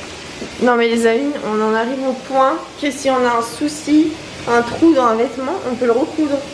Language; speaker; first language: French; native; French